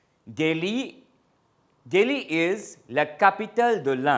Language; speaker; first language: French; non-native, fluent; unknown